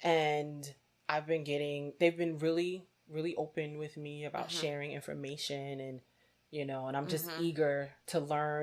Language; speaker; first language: English; native; English